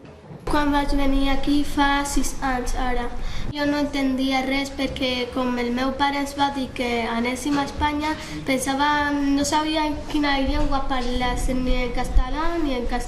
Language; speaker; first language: Catalan; early bilingual, other home language; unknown